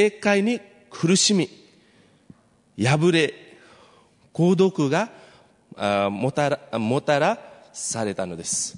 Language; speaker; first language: Japanese; non-native, fluent; Nepali